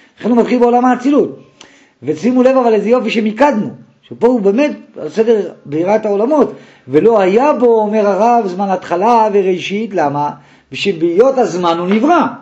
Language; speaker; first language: Hebrew; native; Hebrew